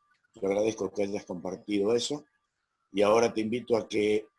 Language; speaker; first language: Spanish; native; Spanish